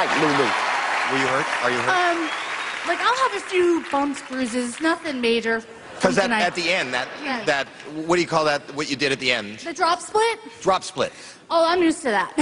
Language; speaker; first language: English; native; English